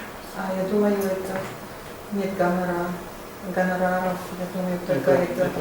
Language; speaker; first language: Russian; non-native, learner; German